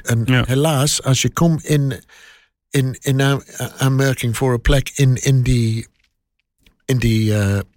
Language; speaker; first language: Dutch; non-native, learner; English